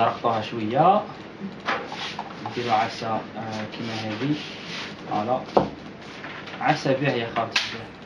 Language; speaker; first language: Arabic; native; Arabic